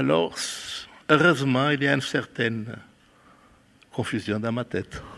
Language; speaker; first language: French; non-native, fluent; Portuguese